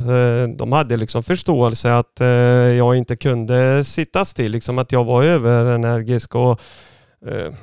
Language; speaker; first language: Swedish; early bilingual, other home language; Bosnian